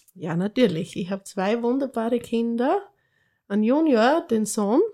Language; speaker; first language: German; native; German